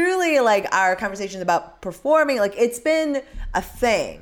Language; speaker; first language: English; early bilingual, other home language; Korean